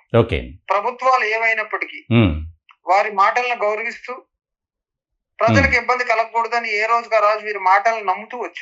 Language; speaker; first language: Telugu; native; Telugu